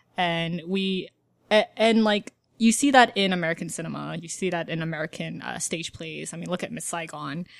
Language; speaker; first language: English; native; English